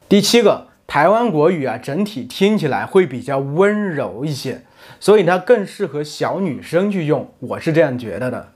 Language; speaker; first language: Chinese; native; Chinese